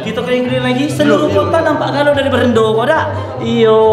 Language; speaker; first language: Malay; non-native, local second language; Minangkabau